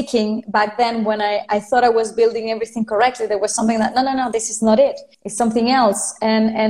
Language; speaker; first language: English; non-native, fluent; Spanish